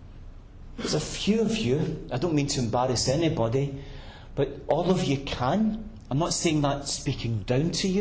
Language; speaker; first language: English; native; English